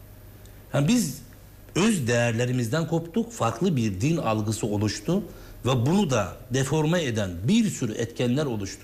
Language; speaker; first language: Turkish; native; Turkish